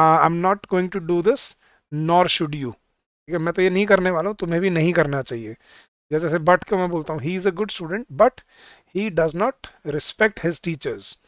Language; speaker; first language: Hindi; native; Hindi